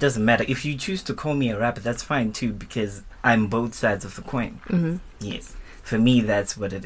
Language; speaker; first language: English; non-native, local second language; Shona